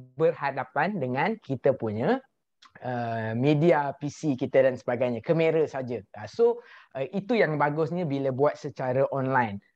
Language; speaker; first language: Malay; native; Malay